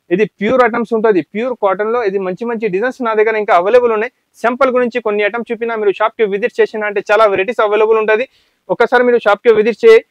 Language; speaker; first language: Telugu; non-native, local second language; Urdu